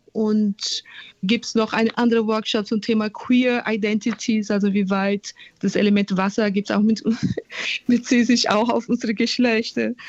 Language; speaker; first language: German; non-native, fluent; Portuguese